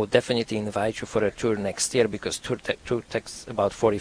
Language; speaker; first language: English; non-native, fluent; Polish